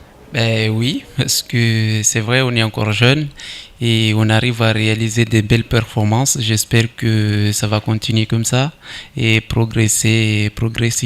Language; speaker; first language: French; non-native, local second language; Comorian